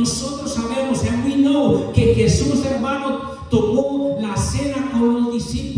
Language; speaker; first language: Spanish; native; Spanish